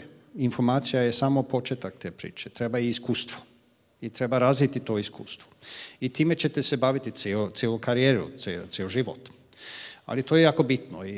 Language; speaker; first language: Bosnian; non-native, fluent; Swedish